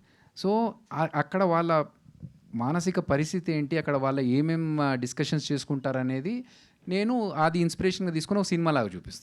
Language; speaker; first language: Telugu; native; Telugu